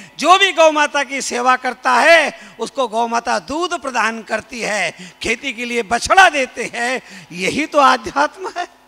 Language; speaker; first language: Hindi; native; Hindi